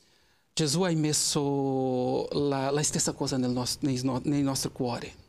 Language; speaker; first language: Italian; non-native, fluent; Portuguese